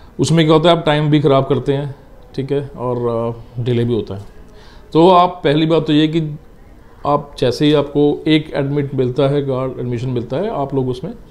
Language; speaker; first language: Hindi; non-native, local second language; Punjabi